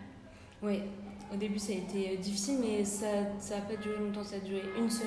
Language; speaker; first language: French; native; French